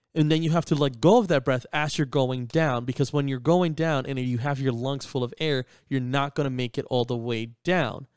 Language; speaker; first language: English; native; English